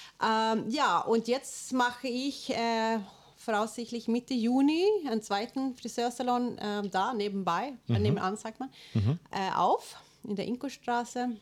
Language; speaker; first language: German; non-native, fluent; Swedish